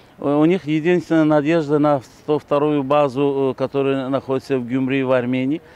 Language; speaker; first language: Russian; non-native, local second language; Azerbaijani